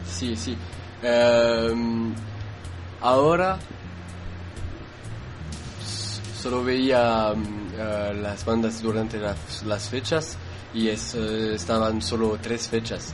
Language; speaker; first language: Spanish; non-native, fluent; French